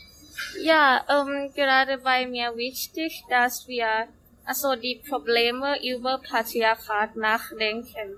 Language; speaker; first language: German; non-native, learner; Thai